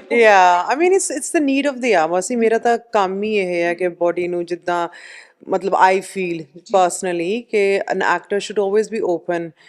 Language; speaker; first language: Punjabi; early bilingual, heritage; Punjabi